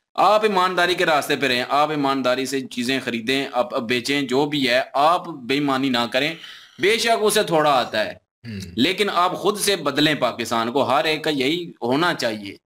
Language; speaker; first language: Urdu; non-native, local second language; Punjabi